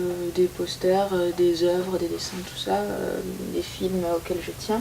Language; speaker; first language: French; non-native, local second language; Arabic